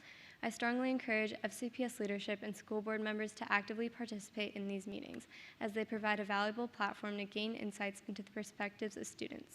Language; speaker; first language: English; native; English